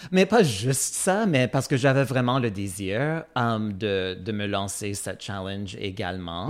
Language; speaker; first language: French; non-native, fluent; English